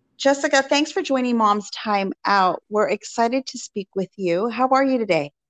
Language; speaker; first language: English; native; English